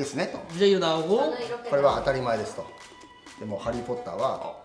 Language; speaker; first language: Japanese; non-native, learner; Korean